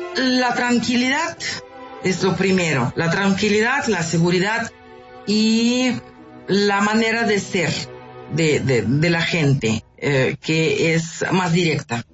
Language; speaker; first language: Spanish; non-native, fluent; Russian